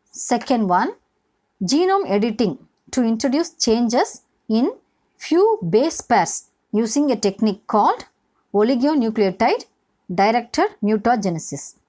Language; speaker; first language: English; non-native, local second language; Tamil